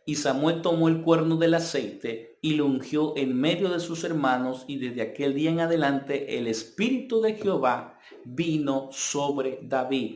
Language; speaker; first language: Spanish; native; Spanish